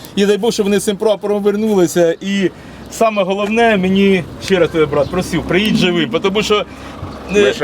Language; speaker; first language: Ukrainian; native; Ukrainian